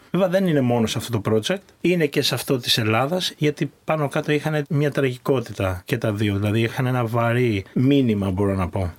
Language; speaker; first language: Greek; early bilingual, other home language; Albanian